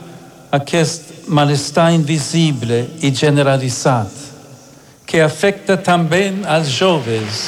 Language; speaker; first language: Catalan; non-native, learner; English